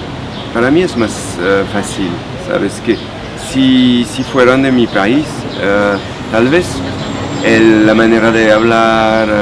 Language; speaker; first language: Spanish; non-native, fluent; French